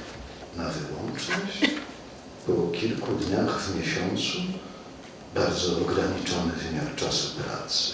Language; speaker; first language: Polish; native; Polish